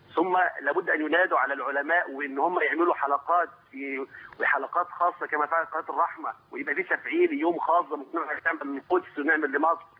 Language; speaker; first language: Arabic; native; Arabic